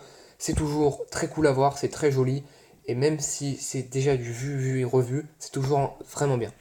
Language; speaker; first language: French; native; French